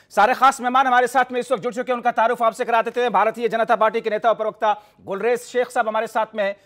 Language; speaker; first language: Hindi; native; Hindi